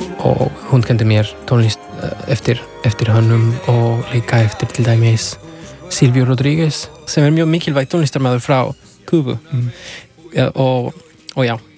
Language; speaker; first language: Icelandic; non-native, learner; Spanish